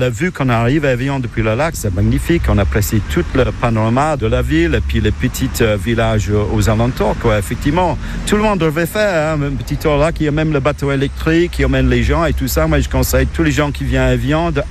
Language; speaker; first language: French; non-native, fluent; English